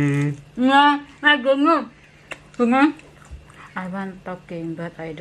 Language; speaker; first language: English; non-native, learner; Indonesian